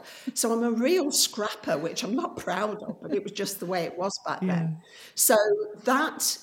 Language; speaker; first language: English; native; English